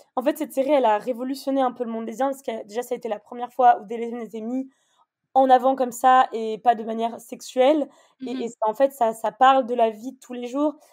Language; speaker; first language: French; native; French